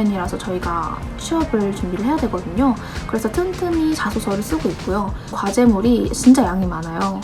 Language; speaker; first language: Korean; native; Korean